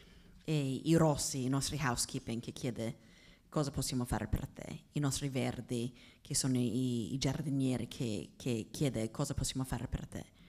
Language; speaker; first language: Italian; non-native, fluent; English